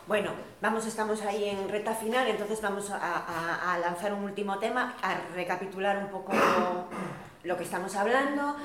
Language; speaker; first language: Spanish; non-native, local second language; Galician